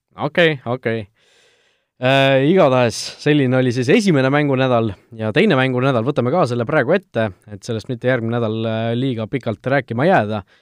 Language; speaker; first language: Estonian; native; Estonian